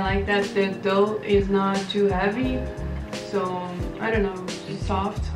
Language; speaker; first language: English; non-native, fluent; Portuguese